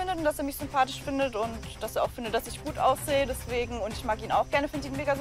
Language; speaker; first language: German; native; German